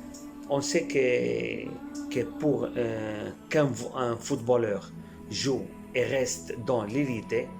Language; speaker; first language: French; non-native, fluent; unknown